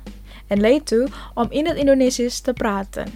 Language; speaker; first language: Dutch; non-native, learner; Indonesian